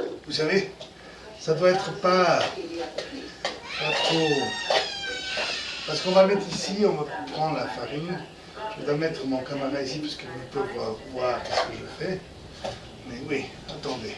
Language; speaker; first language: French; non-native, fluent; Spanish